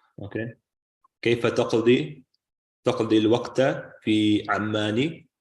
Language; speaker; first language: Arabic; non-native, learner; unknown